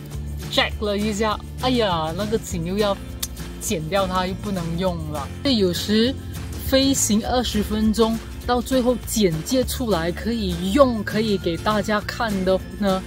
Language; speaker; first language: Chinese; native; Chinese